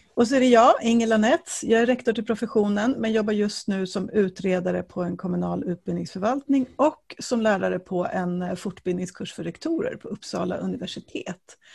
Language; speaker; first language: Swedish; native; Swedish